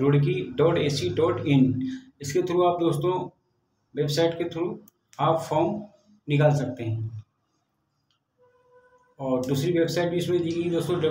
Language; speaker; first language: Hindi; native; Hindi